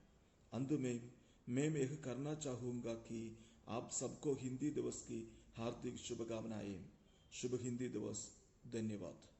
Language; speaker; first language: Hindi; non-native, fluent; Malayalam